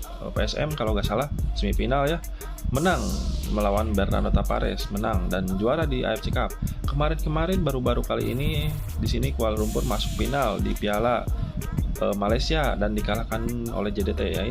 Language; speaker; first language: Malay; non-native, local second language; Sundanese